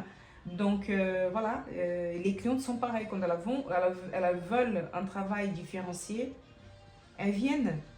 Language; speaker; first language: French; non-native, fluent; Portuguese